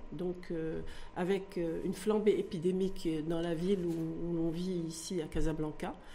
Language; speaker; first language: French; non-native, local second language; Arabic